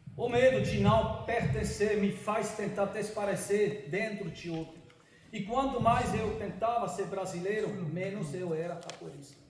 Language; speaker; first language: Portuguese; non-native, fluent; German